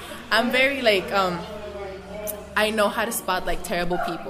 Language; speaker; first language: English; non-native, fluent; Spanish